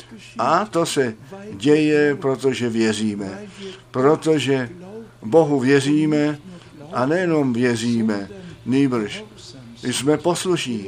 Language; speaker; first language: Czech; non-native, fluent; German